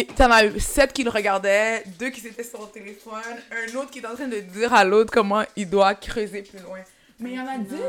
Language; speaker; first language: French; early bilingual, heritage; French